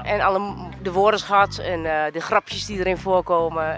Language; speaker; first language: Dutch; native; Dutch